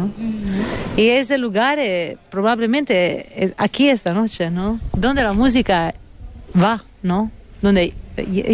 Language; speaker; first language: Spanish; non-native, fluent; Italian